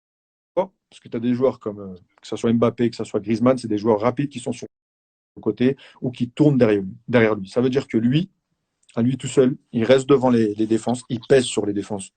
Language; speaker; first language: French; native; French